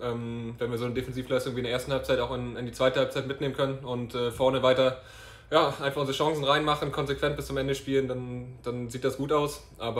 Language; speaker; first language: German; native; German